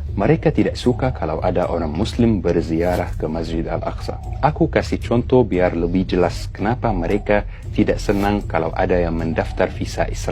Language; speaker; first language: Indonesian; non-native, fluent; Arabic